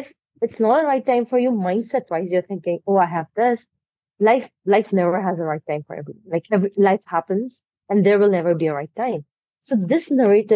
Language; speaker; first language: English; non-native, local second language; Hindi